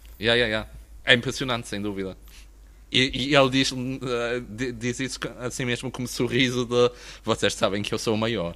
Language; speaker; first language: Portuguese; native; Portuguese